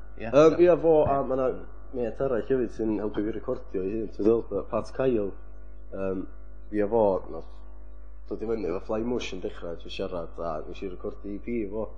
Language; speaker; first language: Welsh; native; Welsh